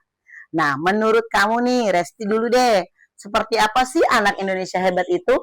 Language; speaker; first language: Indonesian; native; Indonesian